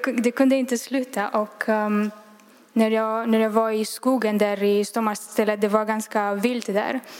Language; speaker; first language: Swedish; non-native, fluent; Romanian